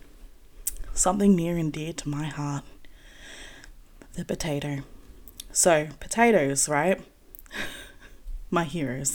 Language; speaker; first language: English; native; English